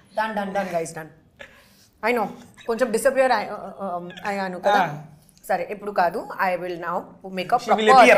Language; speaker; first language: Telugu; non-native, fluent; Hindi